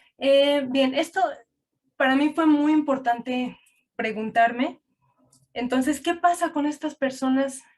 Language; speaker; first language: Spanish; native; Spanish